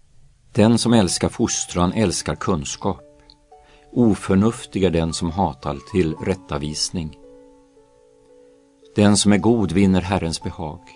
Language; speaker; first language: Swedish; native; Swedish